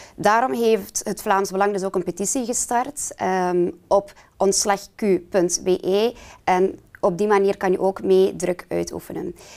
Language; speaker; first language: Dutch; native; Dutch